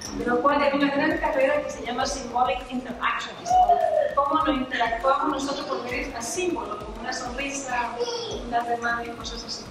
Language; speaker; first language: Spanish; early bilingual, heritage; Spanish